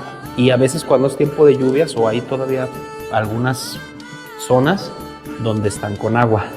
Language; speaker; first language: Spanish; native; Spanish